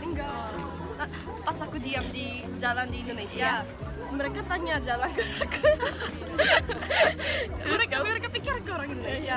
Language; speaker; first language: Indonesian; non-native, learner; Korean